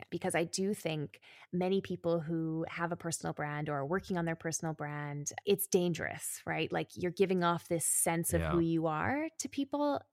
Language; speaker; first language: English; native; English